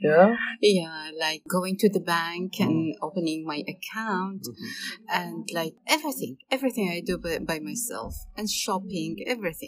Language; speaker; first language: English; non-native, learner; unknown